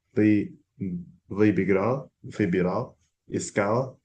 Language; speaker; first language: Russian; non-native, learner; Indonesian